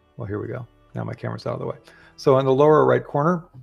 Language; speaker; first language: English; native; English